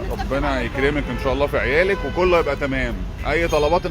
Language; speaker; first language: Arabic; native; Arabic